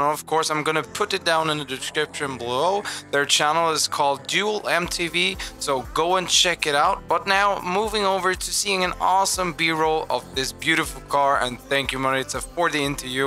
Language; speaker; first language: English; non-native, fluent; Swedish